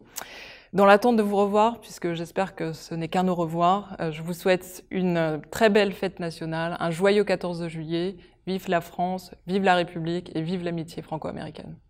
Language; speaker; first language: French; native; French